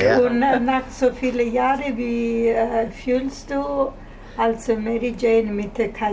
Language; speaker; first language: German; non-native, learner; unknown